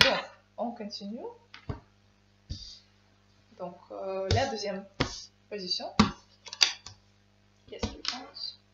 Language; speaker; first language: French; non-native, learner; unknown